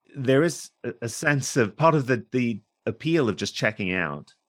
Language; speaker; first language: English; native; English